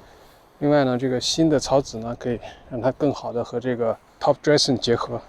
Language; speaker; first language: Chinese; native; Chinese